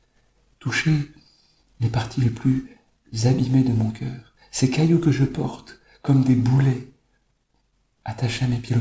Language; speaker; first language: French; native; French